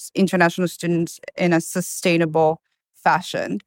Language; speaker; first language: English; non-native, fluent; Italian